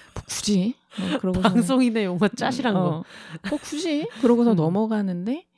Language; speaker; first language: Korean; native; Korean